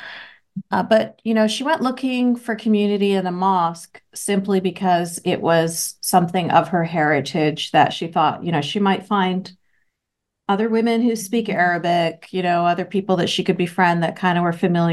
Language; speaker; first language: English; native; English